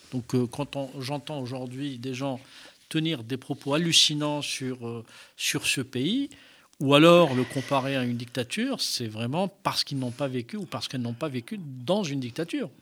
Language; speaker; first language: French; non-native, local second language; Arabic